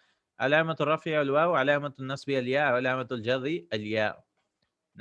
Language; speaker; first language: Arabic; non-native, fluent; English